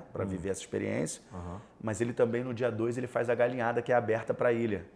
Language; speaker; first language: Portuguese; native; Portuguese